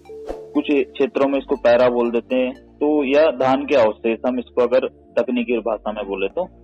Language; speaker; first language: Hindi; native; Hindi